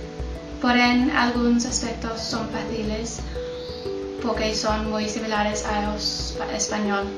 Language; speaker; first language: Galician; non-native, learner; English